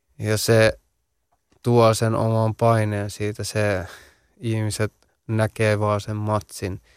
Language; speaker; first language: Finnish; early bilingual, other home language; Central Kurdish